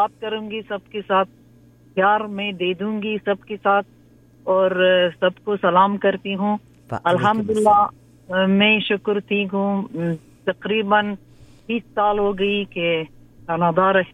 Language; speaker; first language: Hindi; non-native, learner; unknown